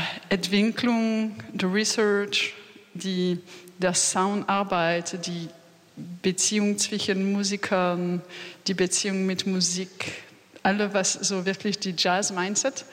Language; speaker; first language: German; non-native, learner; French